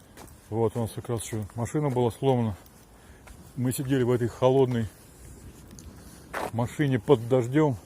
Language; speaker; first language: Russian; native; Russian